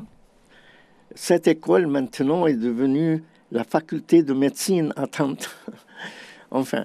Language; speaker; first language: French; non-native, fluent; Arabic